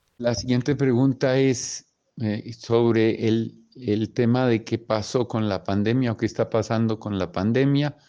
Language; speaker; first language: Spanish; native; Spanish